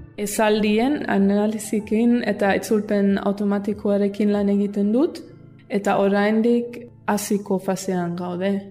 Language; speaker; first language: Basque; non-native, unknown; German